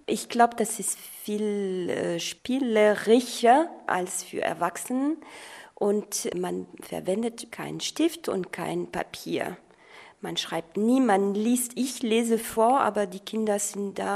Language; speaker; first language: German; non-native, fluent; French